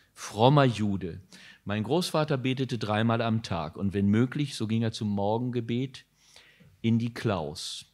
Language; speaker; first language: German; native; German